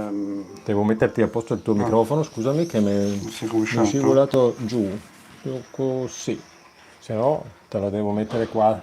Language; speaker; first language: Italian; non-native, fluent; German